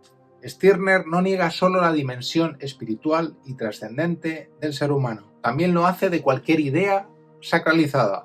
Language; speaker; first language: Spanish; native; Spanish